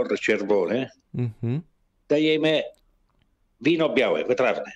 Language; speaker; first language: Polish; non-native, learner; Italian